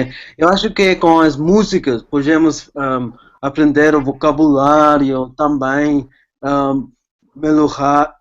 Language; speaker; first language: Portuguese; non-native, fluent; English